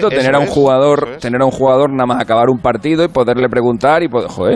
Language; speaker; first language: Spanish; native; Spanish